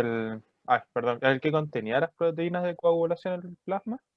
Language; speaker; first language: Spanish; native; Spanish